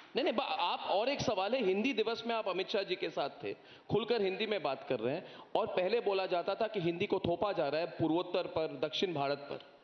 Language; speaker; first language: Hindi; non-native, local second language; Assamese